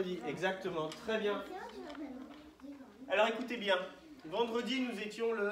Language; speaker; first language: French; native; French